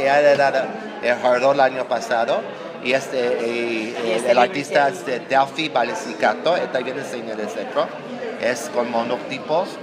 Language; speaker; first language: Spanish; non-native, learner; English